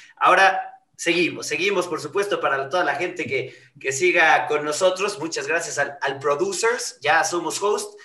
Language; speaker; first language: Spanish; native; Spanish